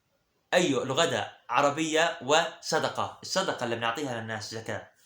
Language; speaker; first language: Arabic; early bilingual, other home language; Somali